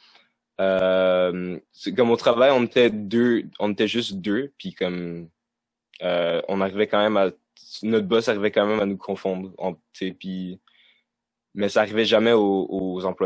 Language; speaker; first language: French; native; French